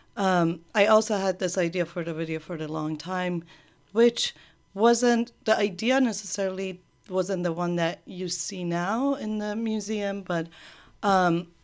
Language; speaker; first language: English; early bilingual, other home language; Persian